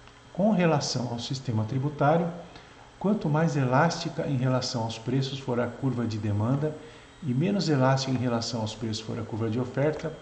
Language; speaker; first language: Portuguese; native; Portuguese